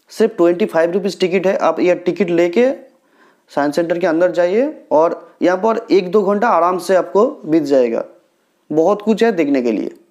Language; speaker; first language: Hindi; non-native, local second language; Bangla